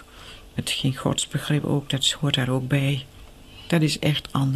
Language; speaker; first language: Dutch; native; Dutch